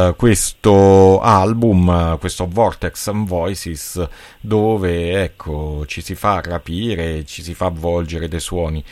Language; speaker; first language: Italian; native; Italian